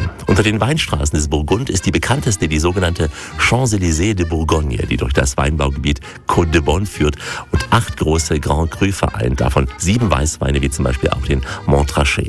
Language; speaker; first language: German; native; German